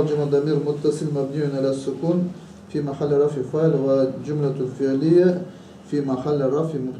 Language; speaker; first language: Arabic; non-native, learner; Chechen